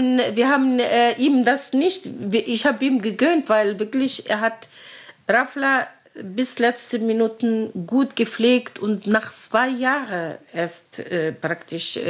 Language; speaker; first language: German; non-native, learner; Arabic